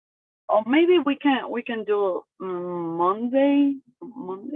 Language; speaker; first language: English; non-native, learner; Spanish